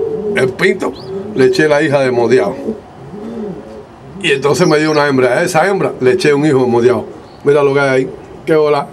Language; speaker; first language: Spanish; native; Spanish